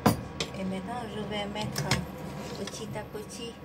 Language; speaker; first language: French; non-native, fluent; Vietnamese